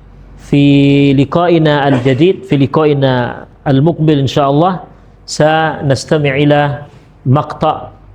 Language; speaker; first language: Arabic; non-native, fluent; Indonesian